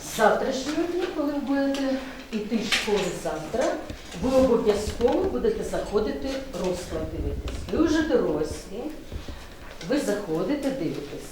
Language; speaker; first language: Ukrainian; native; Ukrainian